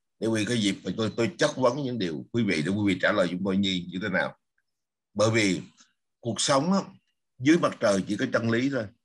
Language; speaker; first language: Vietnamese; native; Vietnamese